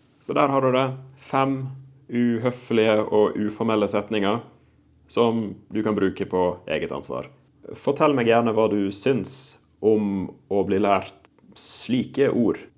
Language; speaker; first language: Norwegian; native; Norwegian